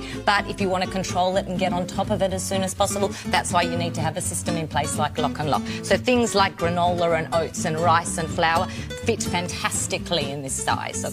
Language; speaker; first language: English; native; English